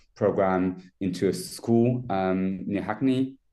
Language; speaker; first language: English; non-native, fluent; French